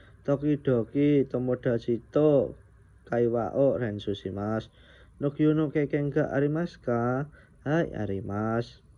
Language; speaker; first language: Japanese; non-native, learner; Indonesian